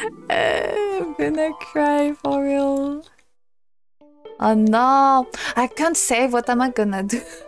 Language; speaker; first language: English; non-native, fluent; French